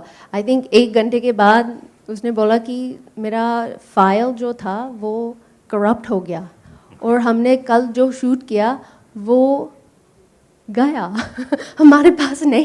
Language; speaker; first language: Hindi; non-native, learner; English